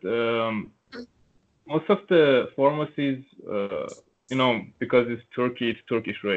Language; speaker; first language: English; non-native, local second language; Turkish